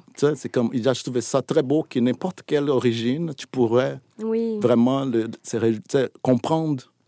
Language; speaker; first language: French; non-native, fluent; Portuguese